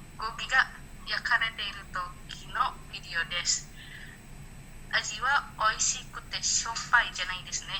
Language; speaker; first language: Japanese; non-native, learner; Indonesian